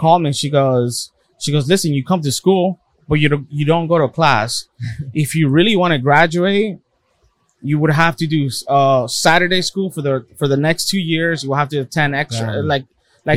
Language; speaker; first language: English; early bilingual, other home language; Spanish